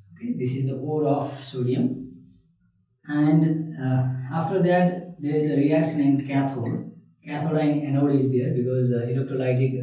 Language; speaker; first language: English; non-native, local second language; Nepali